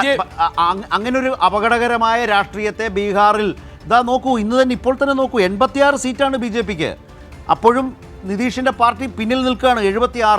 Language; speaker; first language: Malayalam; native; Malayalam